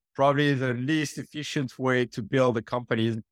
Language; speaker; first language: English; non-native, fluent; French